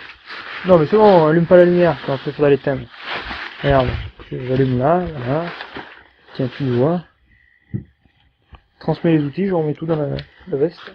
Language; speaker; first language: French; native; French